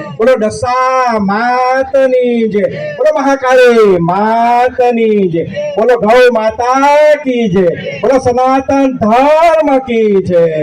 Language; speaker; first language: Gujarati; non-native, local second language; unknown